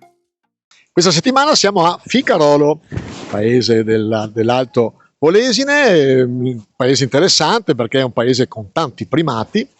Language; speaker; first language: Italian; native; Italian